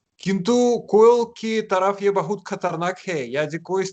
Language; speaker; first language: Hindi; non-native, learner; Russian